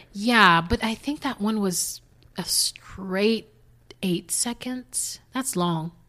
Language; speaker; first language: English; non-native, fluent; Haitian Creole